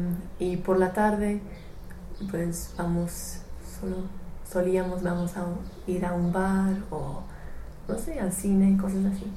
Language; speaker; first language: Spanish; non-native, fluent; English